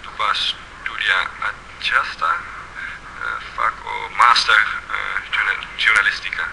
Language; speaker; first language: Romanian; non-native, learner; Dutch